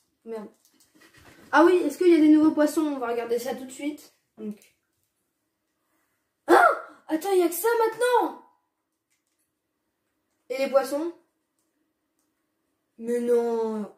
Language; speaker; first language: French; native; French